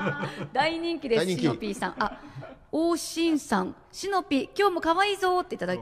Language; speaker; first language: Japanese; native; Japanese